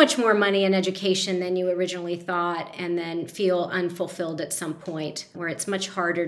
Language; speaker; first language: English; native; English